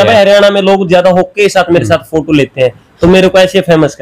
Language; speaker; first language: Hindi; native; Hindi